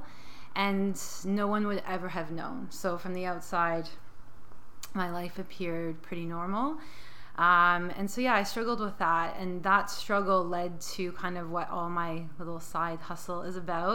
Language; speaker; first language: English; native; English